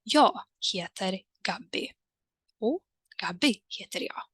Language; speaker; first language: Swedish; non-native, fluent; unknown